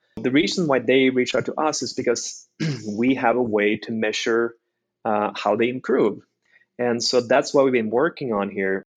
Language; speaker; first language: English; non-native, fluent; Norwegian